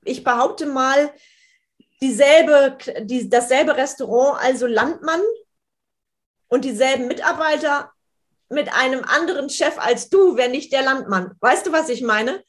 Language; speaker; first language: German; native; German